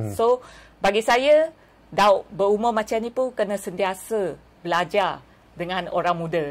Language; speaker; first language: Malay; non-native, local second language; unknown